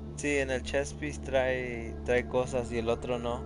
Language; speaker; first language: Spanish; early bilingual, other home language; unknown